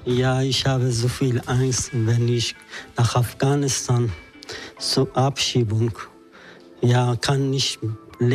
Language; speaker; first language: German; non-native, learner; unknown